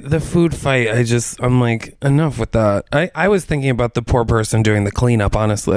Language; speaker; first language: English; native; English